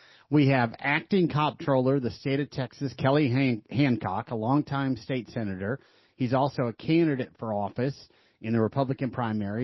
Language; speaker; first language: English; native; English